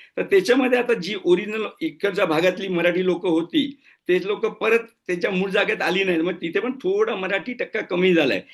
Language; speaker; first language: Marathi; non-native, local second language; Gujarati